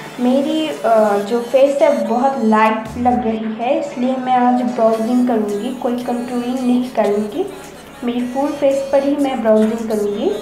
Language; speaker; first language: Hindi; non-native, learner; Bangla